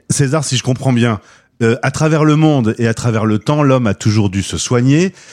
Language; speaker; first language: French; native; French